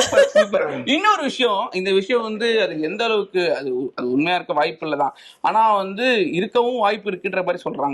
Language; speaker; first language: Tamil; native; Tamil